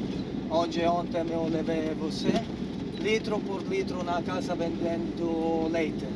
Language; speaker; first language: Portuguese; non-native, learner; Italian